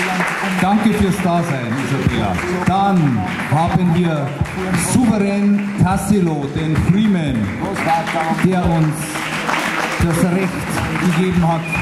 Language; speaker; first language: German; native; German